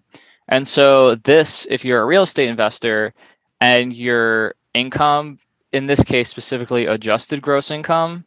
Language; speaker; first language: English; native; English